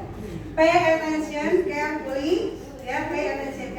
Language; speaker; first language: English; non-native, fluent; Indonesian